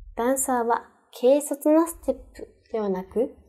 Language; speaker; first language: Japanese; native; Japanese